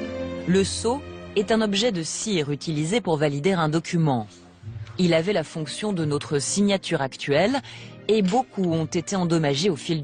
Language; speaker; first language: French; native; French